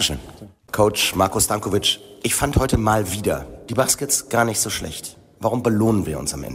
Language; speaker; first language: German; native; German